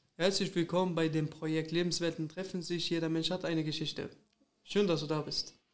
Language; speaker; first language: German; native; German